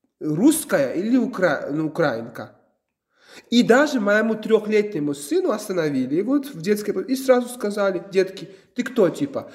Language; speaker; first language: Russian; non-native, local second language; Georgian